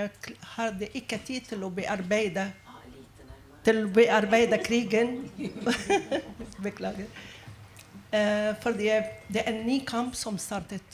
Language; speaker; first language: Norwegian; non-native, fluent; Arabic